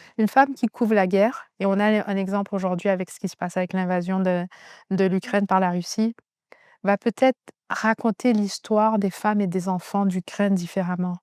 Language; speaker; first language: French; native; French